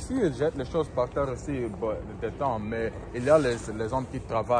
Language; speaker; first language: French; early bilingual, heritage; French